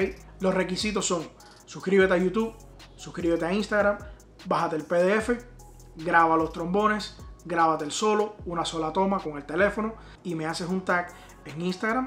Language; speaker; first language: Spanish; native; Spanish